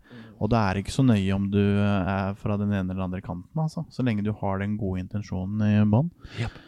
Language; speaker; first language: Norwegian; native; Norwegian